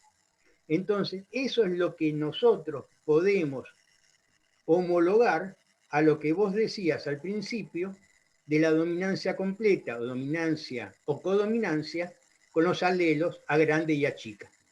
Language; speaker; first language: Spanish; native; Spanish